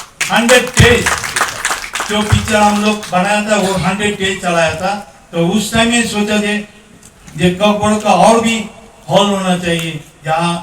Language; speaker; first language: Hindi; non-native, local second language; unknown